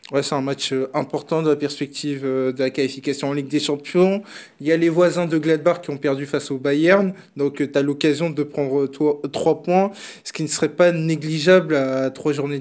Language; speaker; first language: French; native; French